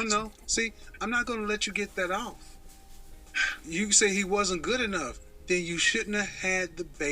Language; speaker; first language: English; native; English